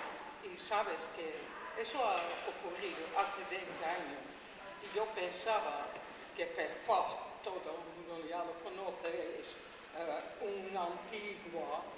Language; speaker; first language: Spanish; non-native, fluent; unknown